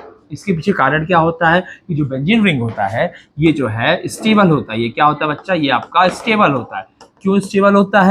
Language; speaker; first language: Hindi; native; Hindi